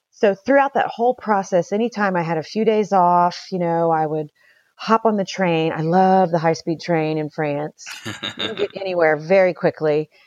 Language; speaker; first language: English; native; English